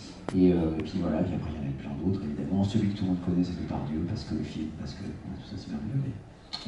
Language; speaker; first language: French; native; French